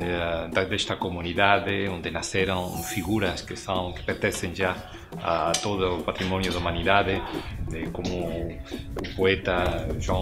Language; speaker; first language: Portuguese; non-native, fluent; Spanish